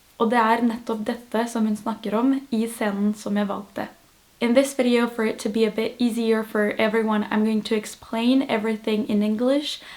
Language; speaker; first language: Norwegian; non-native, fluent; French